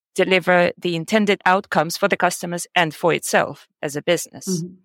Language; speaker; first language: English; non-native, fluent; Russian